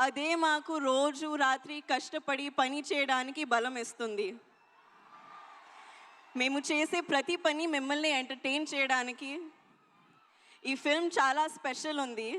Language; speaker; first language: Telugu; non-native, learner; Hindi